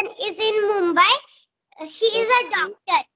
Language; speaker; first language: English; non-native, local second language; Marathi